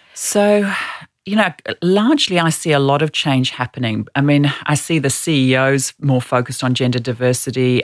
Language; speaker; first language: English; native; English